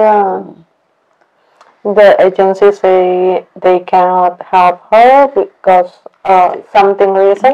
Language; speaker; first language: English; non-native, learner; Indonesian